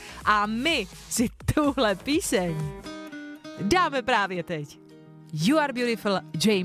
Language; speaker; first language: Czech; native; Czech